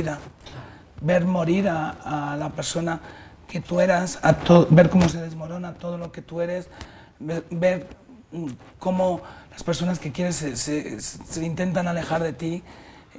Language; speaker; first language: Spanish; native; Spanish